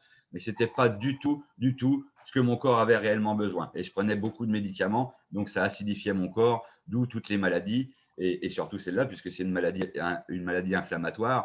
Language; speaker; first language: French; native; French